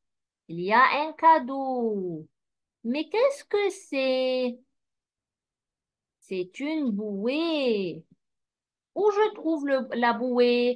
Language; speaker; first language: French; non-native, fluent; Arabic